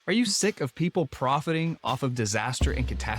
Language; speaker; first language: English; native; English